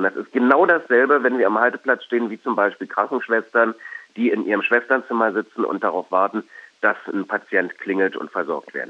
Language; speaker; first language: German; native; German